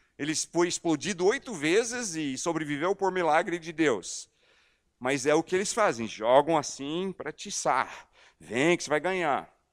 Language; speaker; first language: Portuguese; non-native, fluent; English